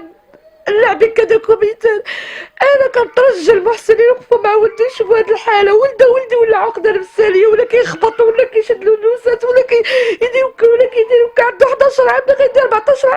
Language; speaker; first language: Arabic; native; Arabic